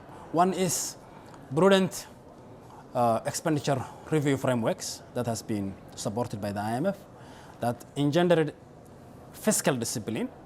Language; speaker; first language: English; non-native, local second language; Somali